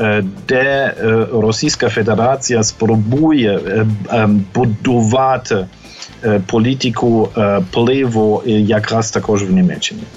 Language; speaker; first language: Ukrainian; non-native, fluent; German